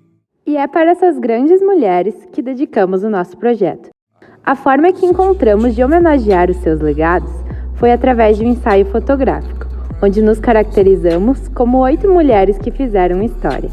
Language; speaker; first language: Portuguese; native; Portuguese